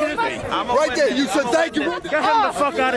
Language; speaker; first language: English; non-native, fluent; Spanish